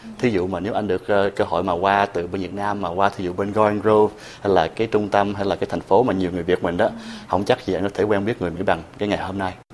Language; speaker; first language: Vietnamese; early bilingual, heritage; Vietnamese